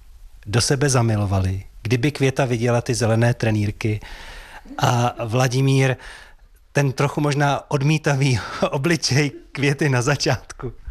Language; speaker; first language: Czech; native; Czech